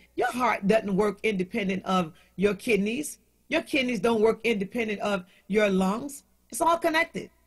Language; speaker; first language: English; native; English